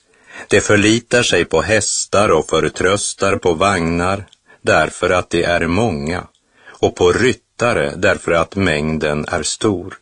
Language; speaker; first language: Swedish; native; Swedish